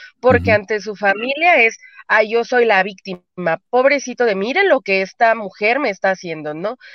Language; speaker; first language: Spanish; native; Spanish